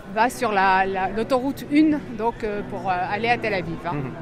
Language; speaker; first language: French; native; French